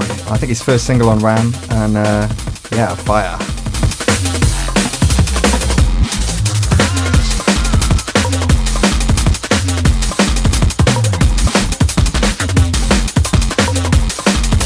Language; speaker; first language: English; native; English